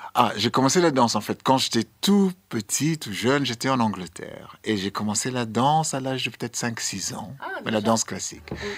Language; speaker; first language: French; non-native, fluent; English